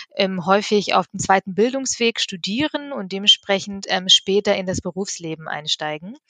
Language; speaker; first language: German; early bilingual, other home language; Russian